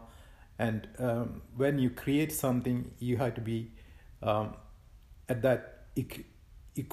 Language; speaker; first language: English; non-native, local second language; Malayalam